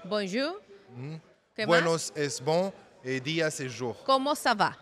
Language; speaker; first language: Spanish; non-native, learner; Arabic